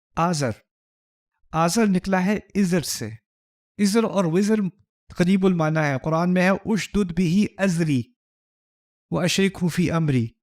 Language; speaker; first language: Urdu; early bilingual, heritage; Urdu